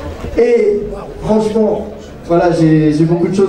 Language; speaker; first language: French; native; French